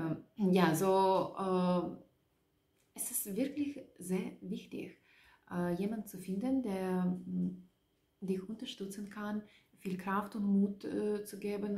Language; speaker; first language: German; non-native, learner; Russian